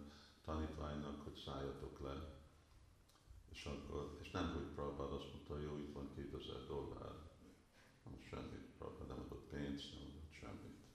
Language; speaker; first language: Hungarian; early bilingual, heritage; Hungarian